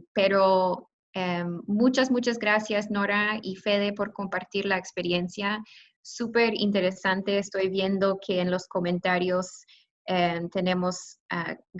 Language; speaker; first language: Spanish; non-native, fluent; English